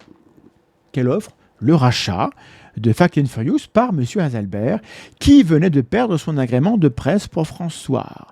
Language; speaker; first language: French; native; French